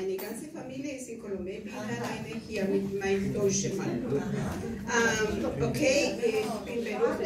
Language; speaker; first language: German; non-native, learner; Spanish